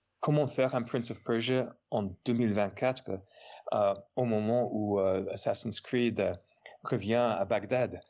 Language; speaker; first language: French; non-native, fluent; English